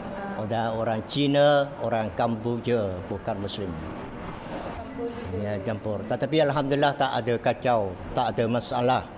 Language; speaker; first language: Indonesian; non-native, fluent; Western Cham